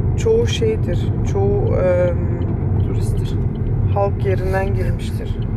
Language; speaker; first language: Turkish; early bilingual, heritage; Turkish